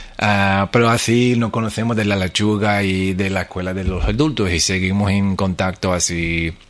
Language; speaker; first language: Spanish; non-native, fluent; English